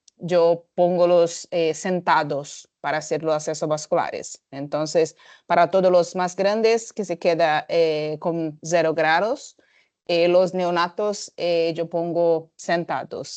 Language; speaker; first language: Spanish; non-native, fluent; Portuguese